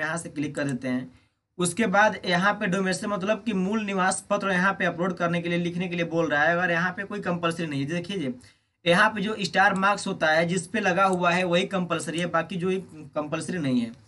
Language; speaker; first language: Hindi; native; Hindi